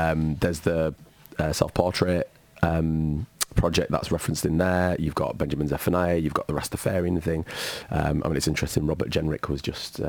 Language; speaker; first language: English; native; English